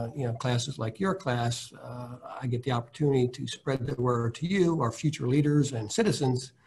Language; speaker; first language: English; native; English